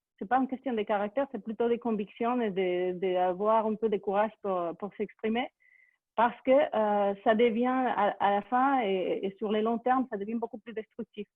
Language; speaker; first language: French; non-native, fluent; Spanish